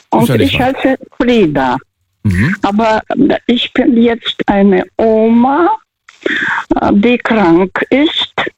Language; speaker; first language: German; non-native, fluent; Russian